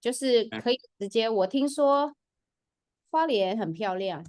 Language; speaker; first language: Chinese; non-native, fluent; Indonesian